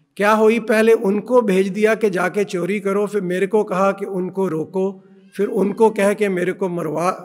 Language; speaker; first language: Hindi; non-native, local second language; Punjabi